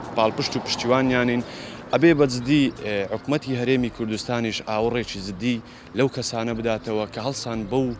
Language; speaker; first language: Central Kurdish; native; Central Kurdish